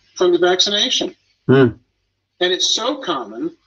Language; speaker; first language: English; native; English